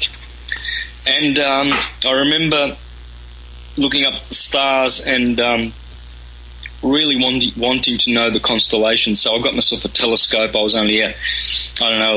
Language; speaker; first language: English; native; English